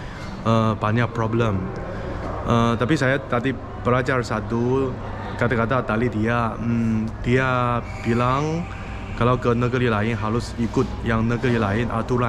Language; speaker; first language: Indonesian; non-native, learner; Chinese